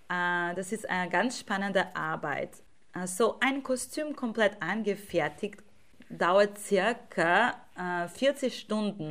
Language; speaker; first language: German; non-native, fluent; Portuguese